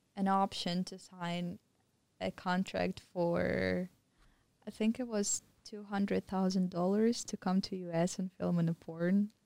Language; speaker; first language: English; non-native, fluent; Russian